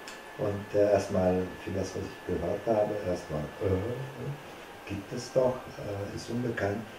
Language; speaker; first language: German; non-native, fluent; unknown